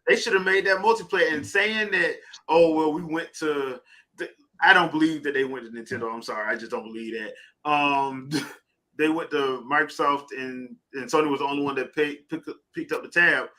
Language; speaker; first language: English; native; English